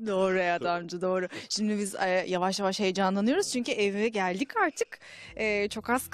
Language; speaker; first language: Turkish; native; Turkish